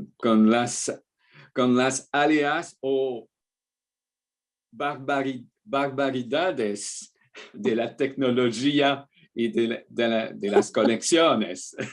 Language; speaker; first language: Spanish; non-native, fluent; French